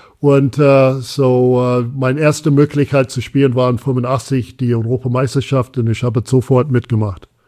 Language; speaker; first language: German; early bilingual, heritage; English